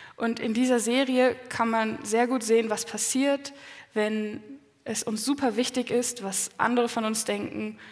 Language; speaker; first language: German; native; German